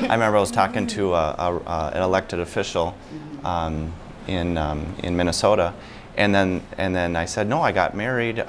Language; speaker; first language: English; native; English